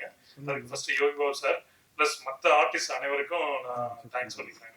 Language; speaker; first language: Tamil; native; Tamil